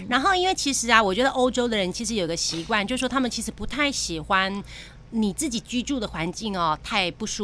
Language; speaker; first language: Chinese; native; Chinese